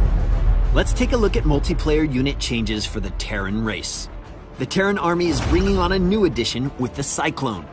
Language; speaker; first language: English; native; English